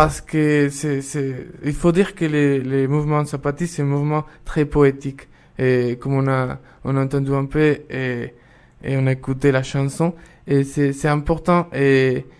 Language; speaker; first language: French; non-native, fluent; Spanish